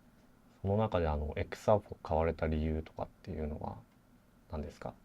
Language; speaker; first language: Japanese; native; Japanese